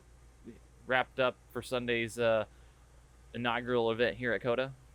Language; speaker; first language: English; native; English